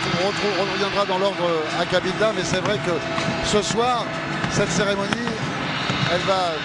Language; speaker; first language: French; native; French